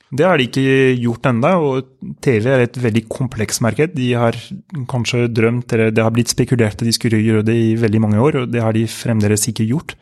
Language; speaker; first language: Norwegian; non-native, fluent; French